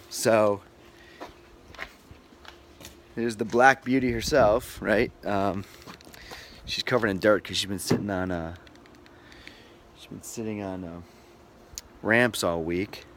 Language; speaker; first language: English; native; English